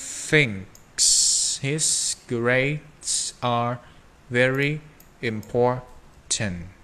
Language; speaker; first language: English; non-native, fluent; Vietnamese